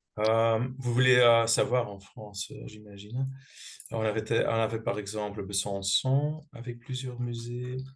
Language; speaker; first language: French; non-native, fluent; Dutch